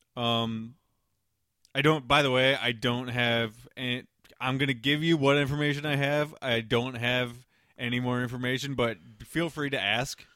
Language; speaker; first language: English; early bilingual, other home language; Spanish